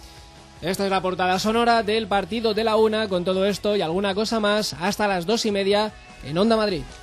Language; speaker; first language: Spanish; native; Spanish